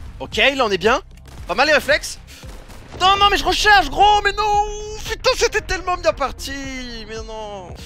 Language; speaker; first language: French; native; French